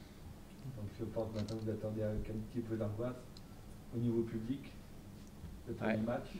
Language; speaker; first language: French; native; French